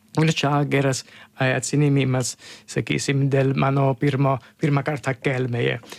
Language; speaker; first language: Lithuanian; non-native, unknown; Italian